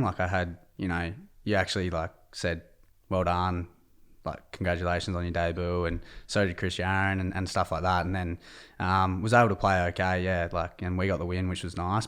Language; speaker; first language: English; native; English